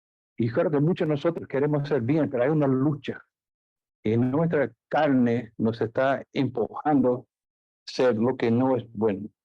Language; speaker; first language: Spanish; non-native, fluent; English